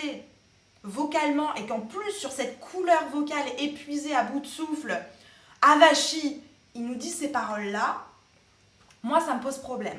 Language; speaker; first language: French; native; French